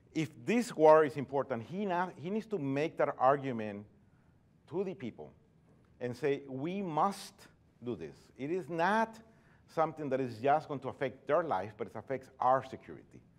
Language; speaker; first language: English; non-native, fluent; Spanish